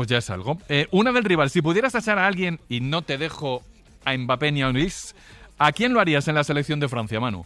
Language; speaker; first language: Spanish; native; Spanish